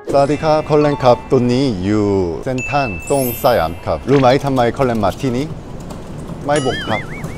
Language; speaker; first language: Thai; non-native, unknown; Korean